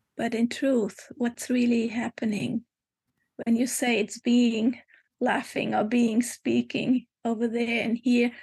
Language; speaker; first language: English; non-native, fluent; German